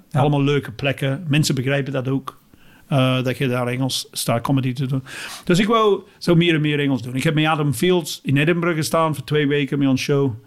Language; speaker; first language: Dutch; non-native, fluent; English